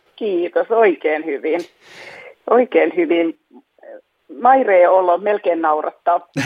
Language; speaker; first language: Finnish; non-native, local second language; Swedish